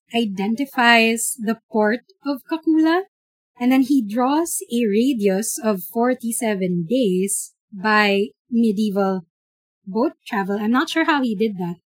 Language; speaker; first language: English; non-native, local second language; Filipino